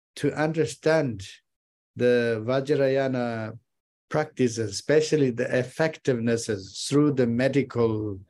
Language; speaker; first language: English; non-native, fluent; Chinese